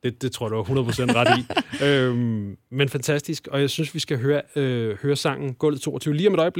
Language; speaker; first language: Danish; native; Danish